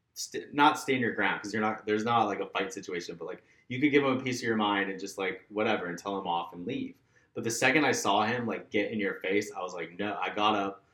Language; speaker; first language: English; native; English